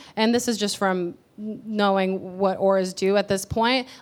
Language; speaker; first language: English; early bilingual, other home language; Spanish